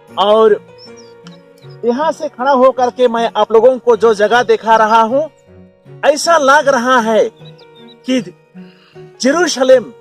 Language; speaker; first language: Hindi; non-native, local second language; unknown